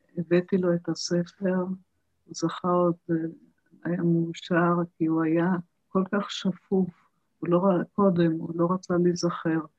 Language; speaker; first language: Hebrew; early bilingual, other home language; German